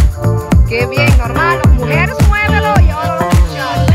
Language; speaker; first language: Spanish; native; Spanish